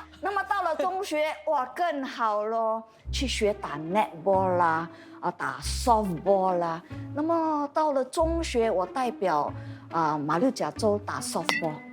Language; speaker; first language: Chinese; native; Chinese